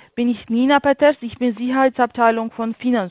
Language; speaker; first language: German; non-native, learner; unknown